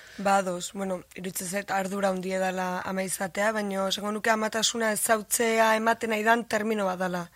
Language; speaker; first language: Basque; native; Basque